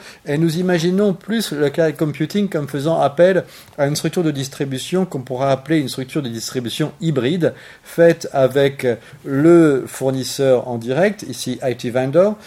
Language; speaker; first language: French; native; French